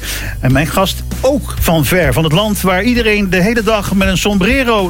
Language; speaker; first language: Dutch; native; Dutch